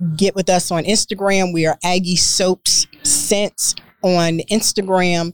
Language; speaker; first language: English; native; English